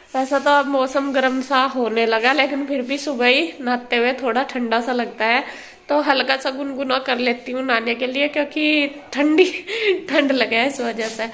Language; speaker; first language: Hindi; native; Hindi